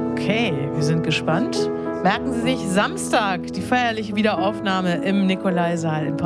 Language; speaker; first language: German; native; German